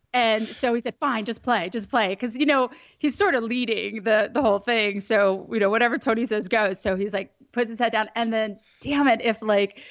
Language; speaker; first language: English; native; English